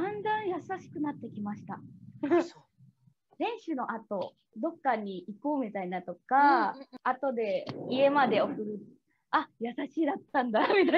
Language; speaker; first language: Japanese; non-native, learner; Indonesian